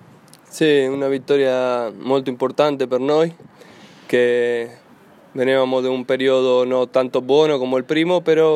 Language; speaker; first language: Italian; non-native, learner; Spanish